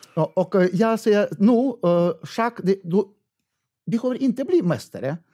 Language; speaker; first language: Swedish; non-native, fluent; Russian